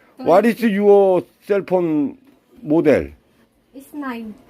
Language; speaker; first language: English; non-native, learner; Korean